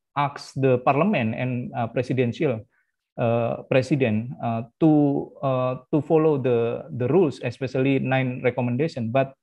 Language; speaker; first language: English; non-native, fluent; Indonesian